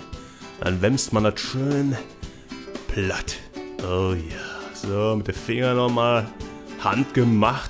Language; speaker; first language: German; native; German